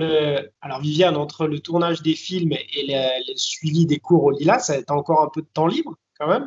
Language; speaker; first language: French; native; French